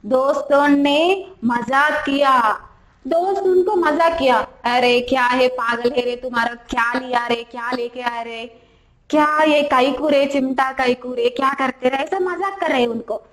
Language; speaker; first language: Hindi; non-native, local second language; Telugu